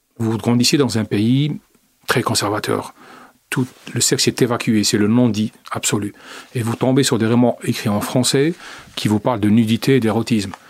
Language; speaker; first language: French; non-native, local second language; Arabic